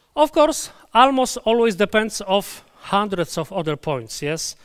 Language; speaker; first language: English; non-native, fluent; Polish